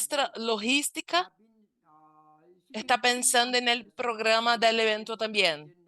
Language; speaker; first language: Spanish; non-native, fluent; Portuguese